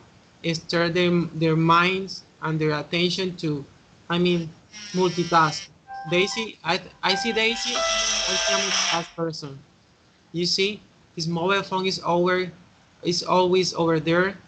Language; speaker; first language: English; non-native, fluent; Spanish